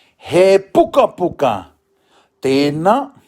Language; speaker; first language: Māori; non-native, local second language; English